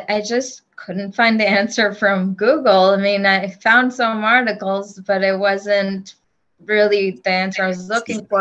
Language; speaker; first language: English; non-native, local second language; Gujarati